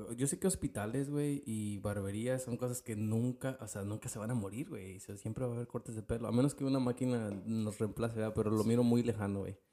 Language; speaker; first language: Spanish; early bilingual, heritage; Spanish